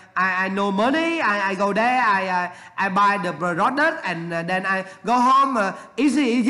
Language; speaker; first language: English; non-native, learner; Vietnamese